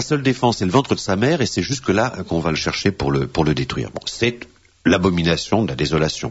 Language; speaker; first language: French; native; French